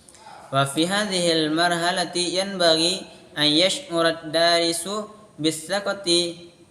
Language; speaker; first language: Arabic; non-native, learner; Indonesian